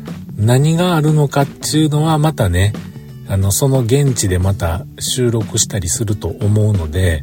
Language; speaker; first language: Japanese; native; Japanese